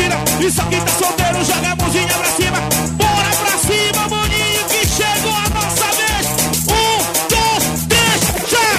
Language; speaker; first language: Portuguese; native; Portuguese